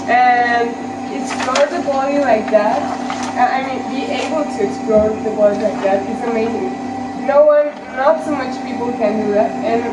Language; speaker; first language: English; non-native, learner; Spanish